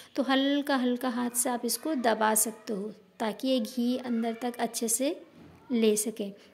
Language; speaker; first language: Hindi; native; Hindi